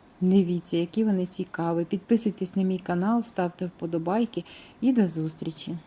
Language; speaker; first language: Ukrainian; native; Ukrainian